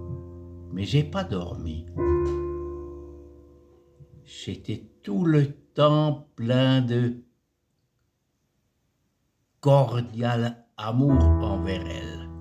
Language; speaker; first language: French; non-native, fluent; German